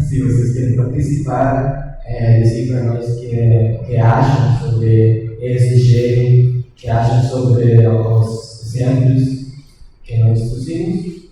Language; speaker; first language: Portuguese; non-native, learner; Spanish